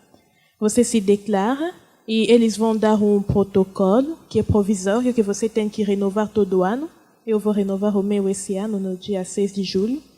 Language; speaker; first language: Portuguese; non-native, fluent; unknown